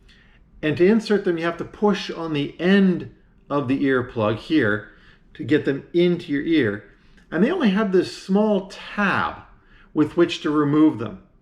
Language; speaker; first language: English; native; English